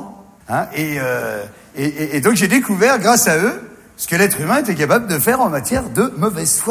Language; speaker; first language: French; native; French